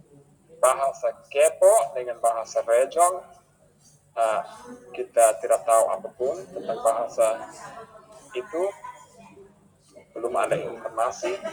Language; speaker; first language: Indonesian; non-native, fluent; English